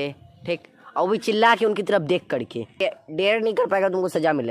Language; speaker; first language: Hindi; native; Hindi